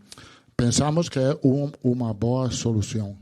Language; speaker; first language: Portuguese; non-native, learner; Italian